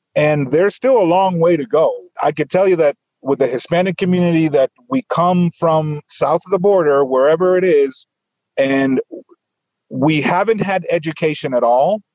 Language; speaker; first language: English; non-native, fluent; Spanish